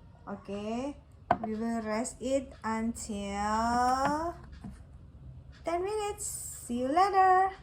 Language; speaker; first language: English; non-native, learner; Indonesian